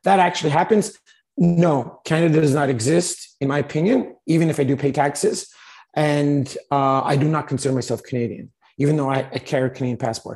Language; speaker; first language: English; native; English